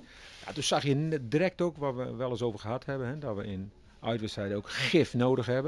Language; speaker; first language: Dutch; native; Dutch